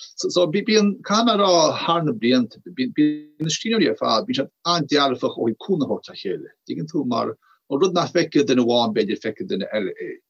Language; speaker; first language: Irish; native; Irish